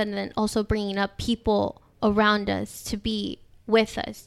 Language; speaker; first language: English; early bilingual, other home language; Spanish